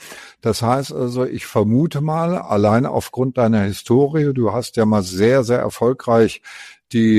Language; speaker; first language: German; native; German